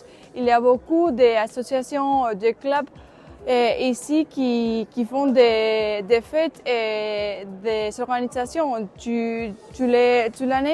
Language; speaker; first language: French; non-native, learner; Spanish